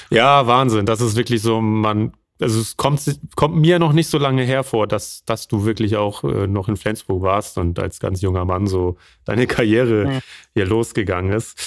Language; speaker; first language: German; native; German